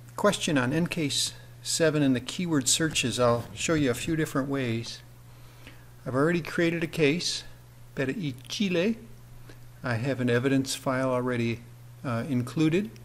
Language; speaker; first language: English; native; English